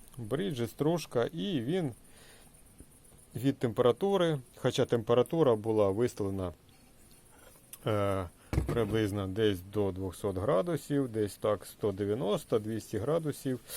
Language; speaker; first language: Ukrainian; non-native, local second language; Russian